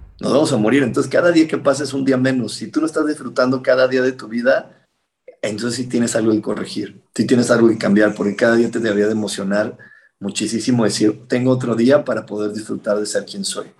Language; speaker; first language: Spanish; native; Spanish